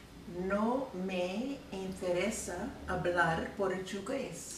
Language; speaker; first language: Spanish; non-native, learner; English